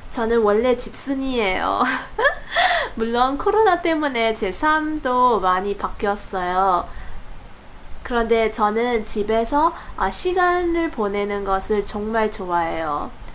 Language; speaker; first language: Korean; non-native, fluent; English